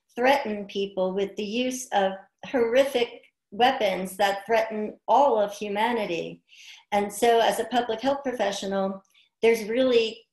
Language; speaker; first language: English; native; English